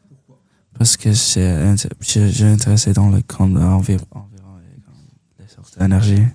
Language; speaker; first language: French; non-native, local second language; English